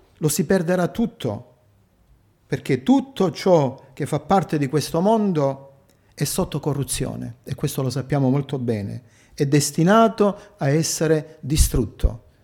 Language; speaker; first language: Italian; early bilingual, heritage; Italian